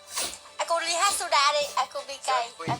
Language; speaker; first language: Indonesian; non-native, learner; Vietnamese